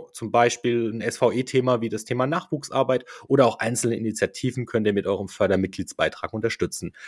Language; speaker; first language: German; native; German